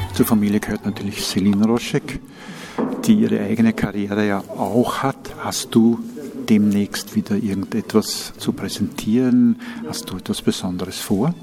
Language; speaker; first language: German; native; German